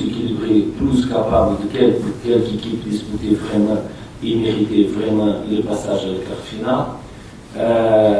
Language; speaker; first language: French; non-native, fluent; Portuguese